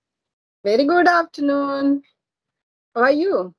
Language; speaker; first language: English; non-native, learner; Marathi